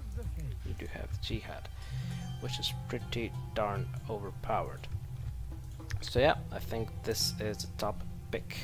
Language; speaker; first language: English; non-native, fluent; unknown